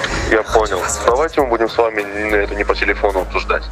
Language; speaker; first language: Russian; native; Russian